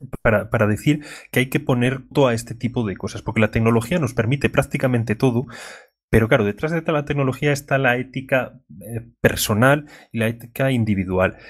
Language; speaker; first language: Spanish; native; Spanish